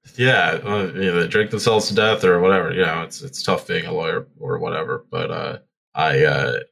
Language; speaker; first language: English; native; English